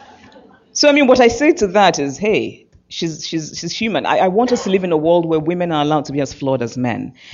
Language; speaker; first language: English; non-native, local second language; Igbo